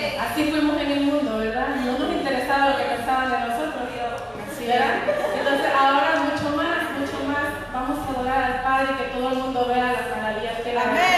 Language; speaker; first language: Spanish; native; Spanish